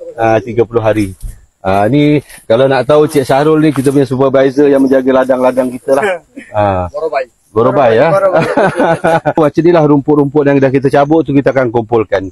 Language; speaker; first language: Malay; native; Malay